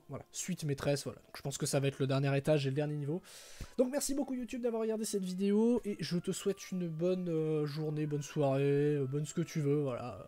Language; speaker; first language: French; native; French